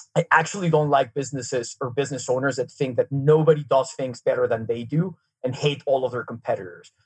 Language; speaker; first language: English; non-native, fluent; Serbian